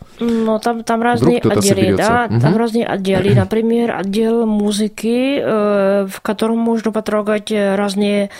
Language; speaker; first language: Russian; non-native, learner; Czech